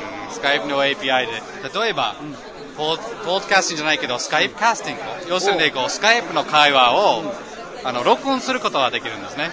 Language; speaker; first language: Japanese; non-native, fluent; English